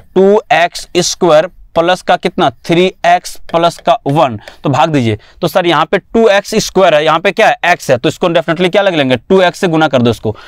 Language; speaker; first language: Hindi; native; Hindi